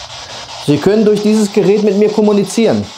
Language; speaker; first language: German; native; German